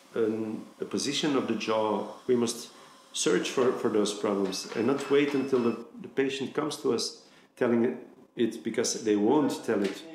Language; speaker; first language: English; non-native, fluent; Dutch